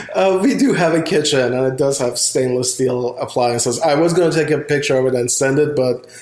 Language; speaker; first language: English; non-native, fluent; Persian